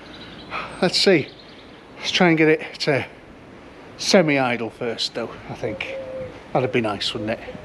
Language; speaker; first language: English; native; English